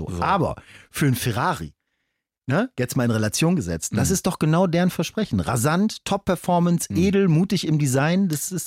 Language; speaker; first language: German; native; German